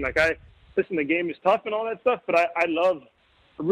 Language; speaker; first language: English; native; English